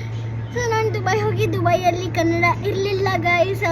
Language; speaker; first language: Kannada; early bilingual, heritage; Kannada